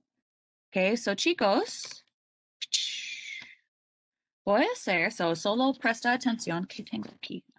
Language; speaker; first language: Spanish; non-native, learner; English